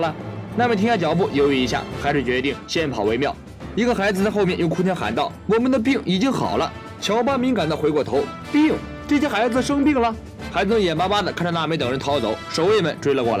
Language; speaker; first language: Chinese; native; Chinese